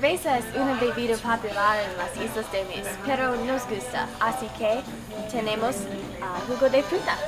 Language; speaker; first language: Spanish; non-native, learner; English